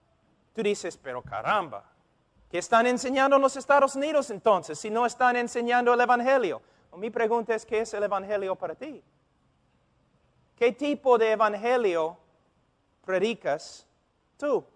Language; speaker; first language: Spanish; non-native, fluent; English